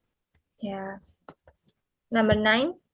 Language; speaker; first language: English; non-native, learner; Indonesian